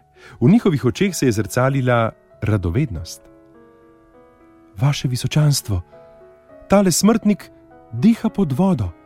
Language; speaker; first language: Slovenian; native; Slovenian